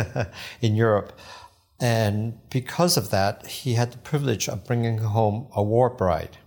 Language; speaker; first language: English; early bilingual, other home language; Cantonese